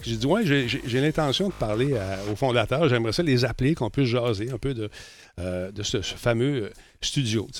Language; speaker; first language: French; native; French